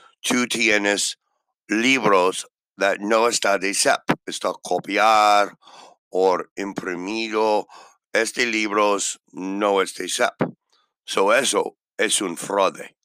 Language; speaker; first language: Spanish; non-native, learner; English